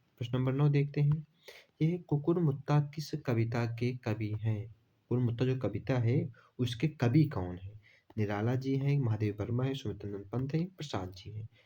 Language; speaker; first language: Hindi; native; Hindi